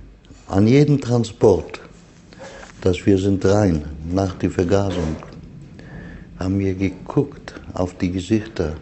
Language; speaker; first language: German; non-native, learner; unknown